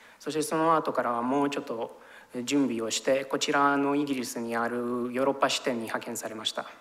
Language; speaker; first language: Japanese; non-native, fluent; Romanian